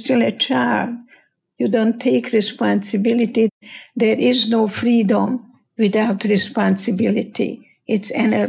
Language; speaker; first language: English; non-native, fluent; Hungarian